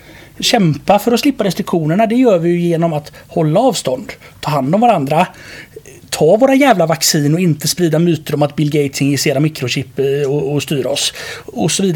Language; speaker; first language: Swedish; native; Swedish